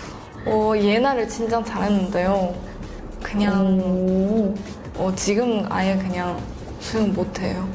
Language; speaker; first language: Korean; non-native, learner; Chinese